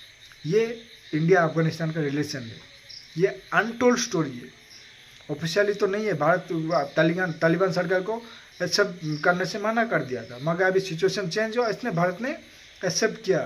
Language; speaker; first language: Hindi; non-native, local second language; Odia